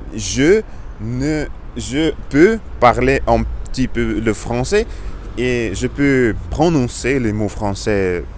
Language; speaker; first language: French; non-native, learner; Russian